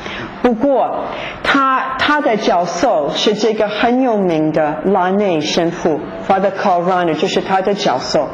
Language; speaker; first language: Chinese; non-native, fluent; English